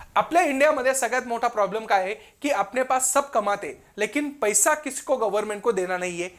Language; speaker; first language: Hindi; non-native, local second language; Marathi